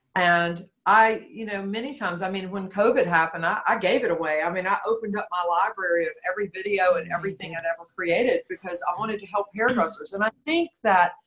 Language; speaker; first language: English; native; English